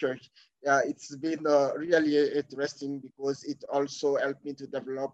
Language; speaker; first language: English; non-native, fluent; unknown